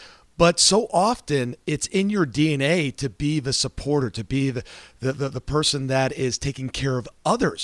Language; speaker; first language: English; native; English